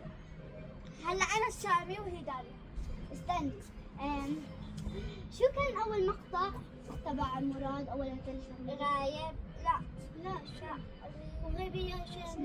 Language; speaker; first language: Arabic; native; Arabic